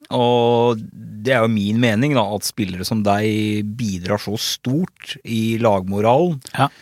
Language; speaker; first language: Norwegian; native; Norwegian